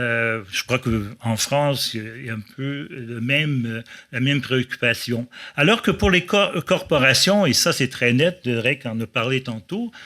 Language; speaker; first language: French; native; French